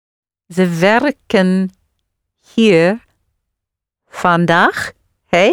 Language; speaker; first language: Dutch; non-native, learner; English